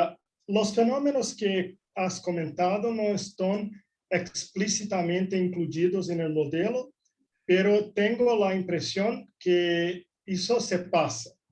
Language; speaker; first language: Spanish; non-native, fluent; Portuguese